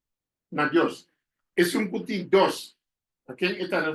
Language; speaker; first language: Portuguese; non-native, learner; Papiamento